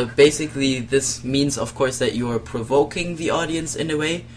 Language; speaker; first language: English; non-native, fluent; German